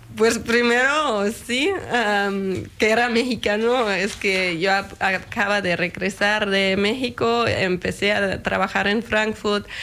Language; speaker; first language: Spanish; non-native, fluent; German